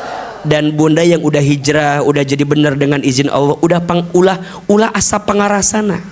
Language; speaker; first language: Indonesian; non-native, local second language; Sundanese